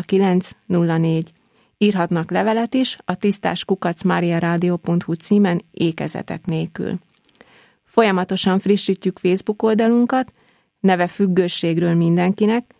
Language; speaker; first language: Hungarian; native; Hungarian